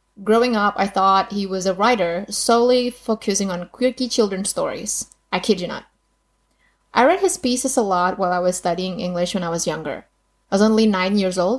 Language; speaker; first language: English; non-native, fluent; Indonesian